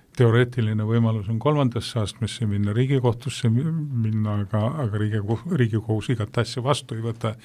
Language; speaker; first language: Estonian; native; Estonian